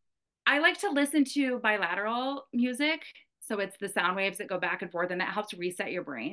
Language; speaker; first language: English; native; English